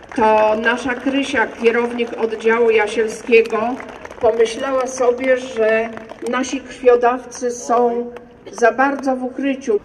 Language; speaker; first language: Polish; native; Polish